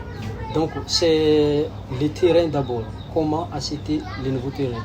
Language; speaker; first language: French; non-native, local second language; Malagasy